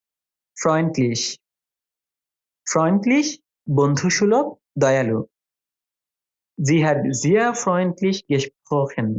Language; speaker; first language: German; non-native, fluent; Bangla